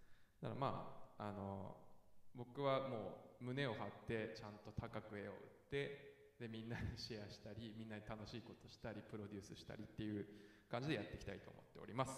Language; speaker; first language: Japanese; native; Japanese